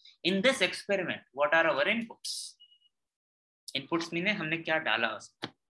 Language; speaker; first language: English; non-native, local second language; Hindi